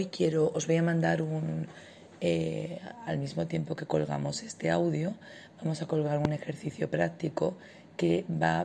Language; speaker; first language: Spanish; native; Spanish